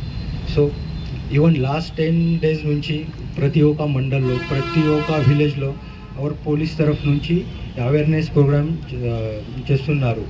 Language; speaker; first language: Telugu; non-native, learner; Hindi